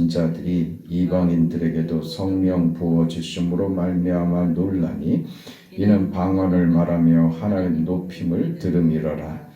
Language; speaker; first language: Korean; native; Korean